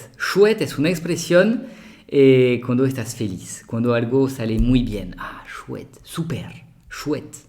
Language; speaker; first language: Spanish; non-native, fluent; French